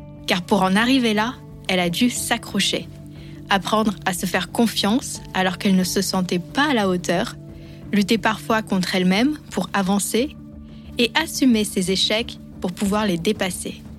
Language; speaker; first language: French; native; French